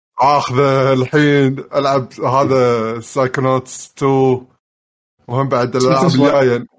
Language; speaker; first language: Arabic; native; Arabic